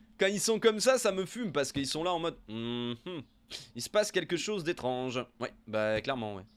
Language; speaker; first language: French; native; French